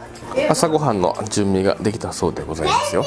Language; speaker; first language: Japanese; native; Japanese